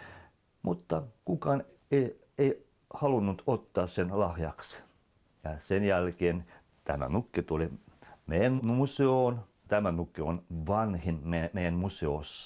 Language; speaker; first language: Finnish; non-native, local second language; Russian